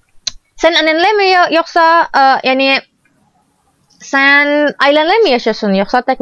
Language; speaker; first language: Turkish; non-native, learner; Indonesian